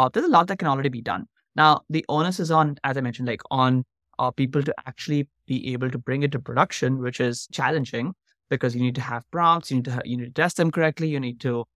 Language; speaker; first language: English; non-native, local second language; Hindi